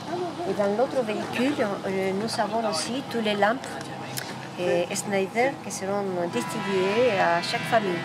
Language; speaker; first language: French; non-native, fluent; Spanish